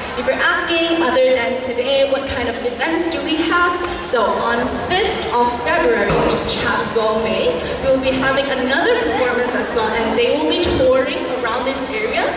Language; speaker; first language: English; non-native, local second language; Chinese